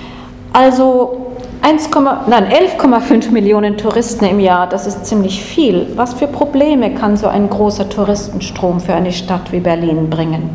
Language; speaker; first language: German; non-native, fluent; English